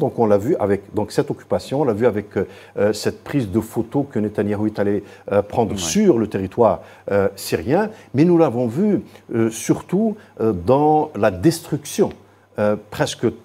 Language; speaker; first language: French; non-native, local second language; Arabic